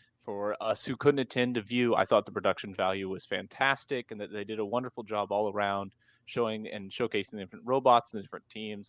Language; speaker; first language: English; native; English